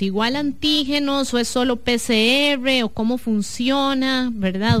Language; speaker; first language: Spanish; native; Spanish